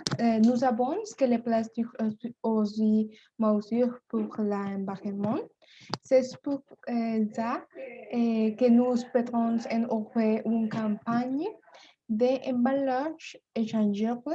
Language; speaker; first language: French; non-native, learner; Spanish